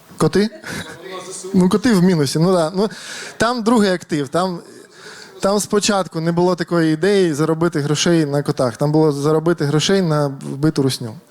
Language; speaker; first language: Ukrainian; native; Ukrainian